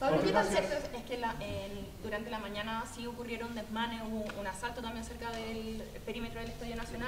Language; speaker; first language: Spanish; native; Spanish